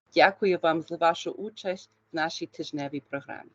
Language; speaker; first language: Ukrainian; early bilingual, other home language; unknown